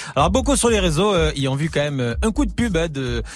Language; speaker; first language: French; early bilingual, other home language; English